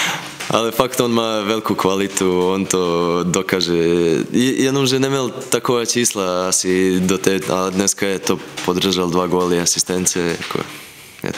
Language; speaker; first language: Czech; non-native, fluent; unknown